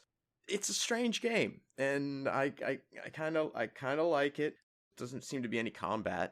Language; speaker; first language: English; native; English